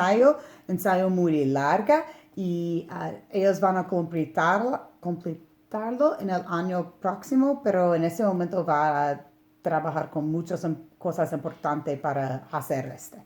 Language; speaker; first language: Spanish; non-native, learner; English